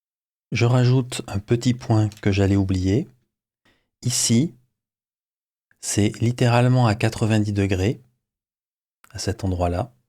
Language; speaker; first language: French; native; French